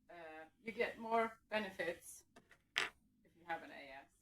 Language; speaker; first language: English; non-native, fluent; Norwegian